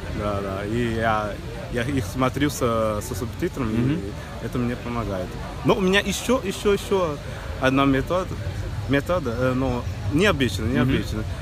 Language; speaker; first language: Russian; non-native, fluent; Portuguese